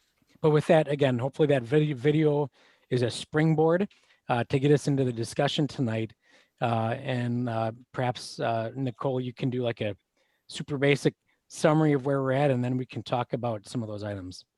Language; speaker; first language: English; native; English